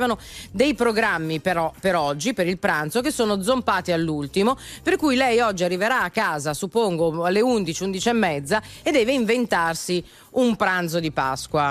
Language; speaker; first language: Italian; native; Italian